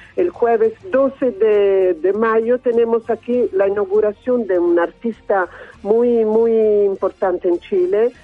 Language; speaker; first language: Spanish; non-native, learner; Italian